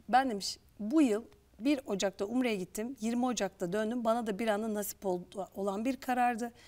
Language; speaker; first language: Turkish; native; Turkish